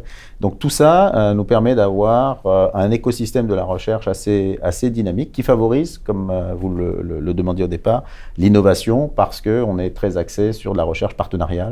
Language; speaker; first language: French; native; French